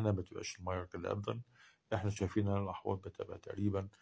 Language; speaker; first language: Arabic; native; Arabic